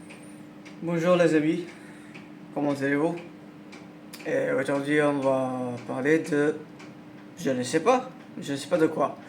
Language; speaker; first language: French; non-native, learner; Arabic